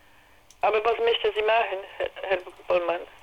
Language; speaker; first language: German; non-native, learner; Polish